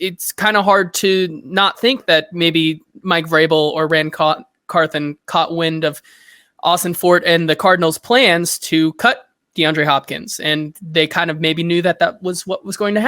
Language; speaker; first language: English; native; English